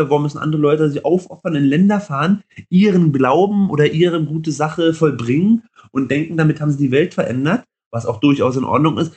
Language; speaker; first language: German; native; German